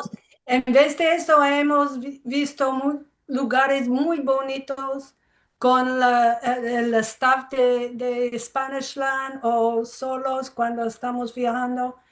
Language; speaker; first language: Spanish; non-native, fluent; English